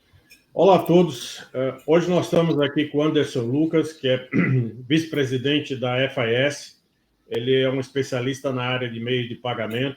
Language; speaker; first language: Portuguese; native; Portuguese